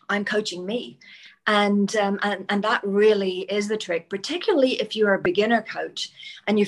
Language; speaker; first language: English; native; English